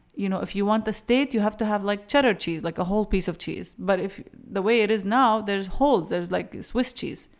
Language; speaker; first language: English; early bilingual, other home language; Arabic